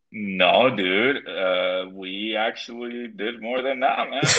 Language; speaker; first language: English; early bilingual, other home language; Spanish